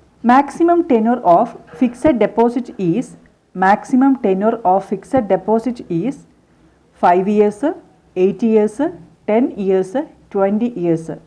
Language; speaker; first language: English; non-native, local second language; Malayalam